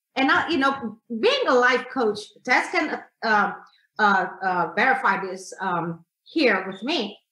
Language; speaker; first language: English; non-native, fluent; Indonesian